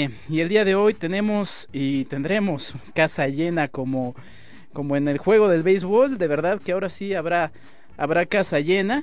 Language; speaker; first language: Spanish; native; Spanish